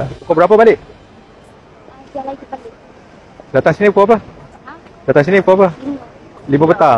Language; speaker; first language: Malay; native; Malay